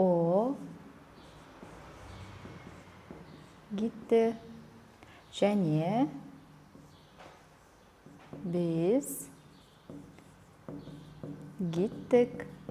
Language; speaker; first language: Turkish; non-native, fluent; Kazakh